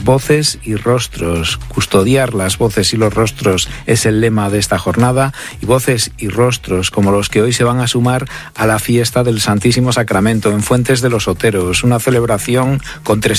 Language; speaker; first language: Spanish; native; Spanish